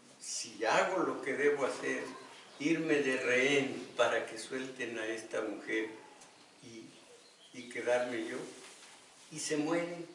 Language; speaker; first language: Spanish; native; Spanish